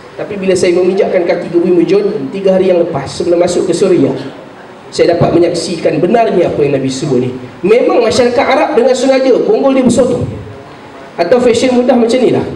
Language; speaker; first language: Malay; native; Malay